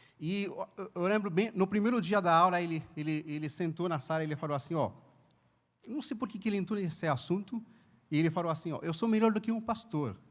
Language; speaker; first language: Portuguese; non-native, fluent; Haitian Creole